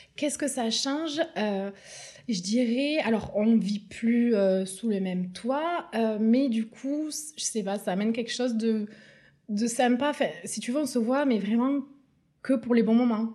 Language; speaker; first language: French; native; French